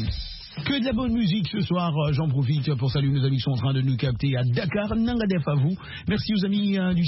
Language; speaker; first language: French; native; French